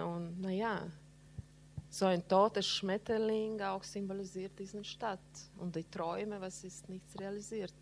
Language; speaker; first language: German; non-native, learner; Latvian